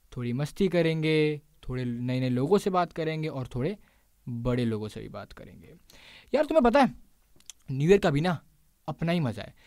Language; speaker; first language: Hindi; native; Hindi